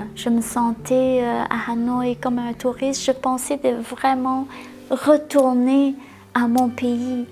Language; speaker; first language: French; early bilingual, other home language; Vietnamese